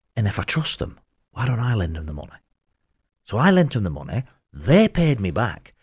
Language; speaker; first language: English; native; English